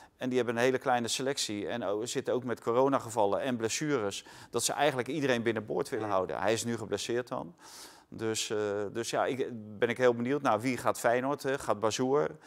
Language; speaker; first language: Dutch; native; Dutch